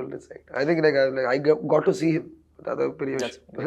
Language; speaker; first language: Tamil; non-native, learner; Malayalam